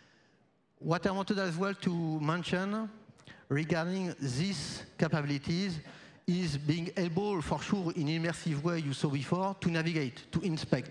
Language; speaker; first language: English; non-native, fluent; French